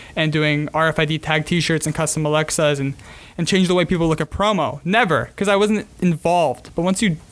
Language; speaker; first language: English; native; English